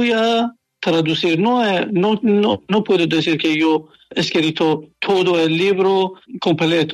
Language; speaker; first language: Spanish; non-native, learner; Persian